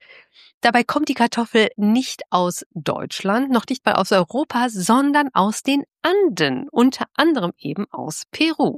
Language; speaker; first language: German; native; German